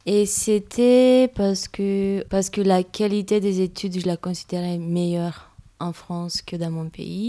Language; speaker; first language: French; non-native, fluent; Romanian